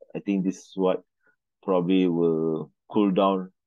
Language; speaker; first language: English; non-native, local second language; Malay